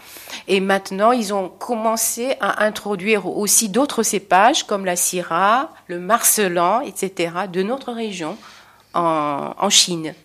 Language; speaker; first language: French; non-native, fluent; Chinese